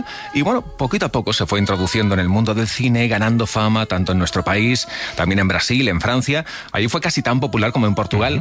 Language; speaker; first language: Spanish; native; Spanish